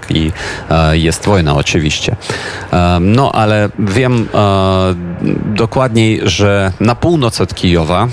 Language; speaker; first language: Polish; non-native, fluent; Ukrainian